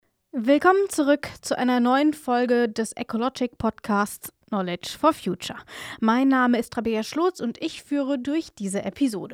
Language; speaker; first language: German; native; German